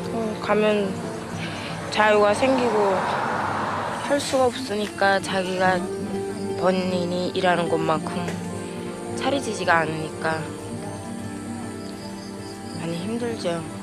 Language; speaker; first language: Korean; non-native, local second language; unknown